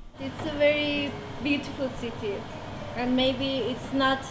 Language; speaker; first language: English; non-native, learner; Persian